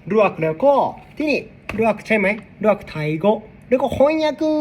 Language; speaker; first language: Thai; non-native, learner; Japanese